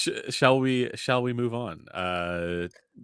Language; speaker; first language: English; native; English